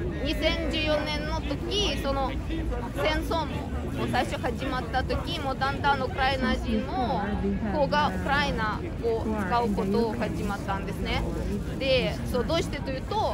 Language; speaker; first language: Japanese; non-native, learner; Russian